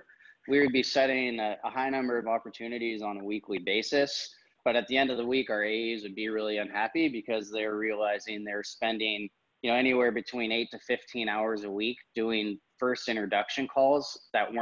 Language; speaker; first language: English; native; English